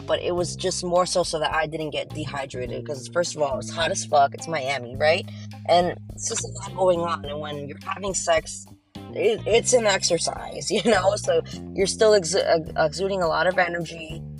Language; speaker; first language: English; native; English